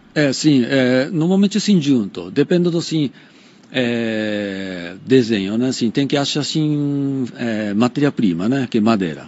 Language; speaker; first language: Portuguese; non-native, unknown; Japanese